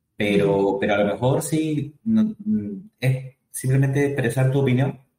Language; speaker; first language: Spanish; native; Spanish